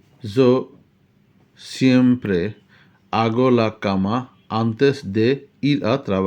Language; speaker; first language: Spanish; non-native, fluent; Bangla